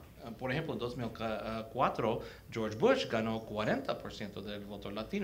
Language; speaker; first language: Spanish; early bilingual, heritage; Spanish